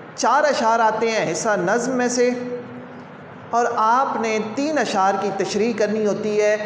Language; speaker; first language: Urdu; non-native, local second language; Punjabi